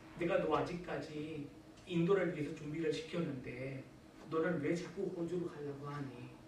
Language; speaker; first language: Korean; non-native, fluent; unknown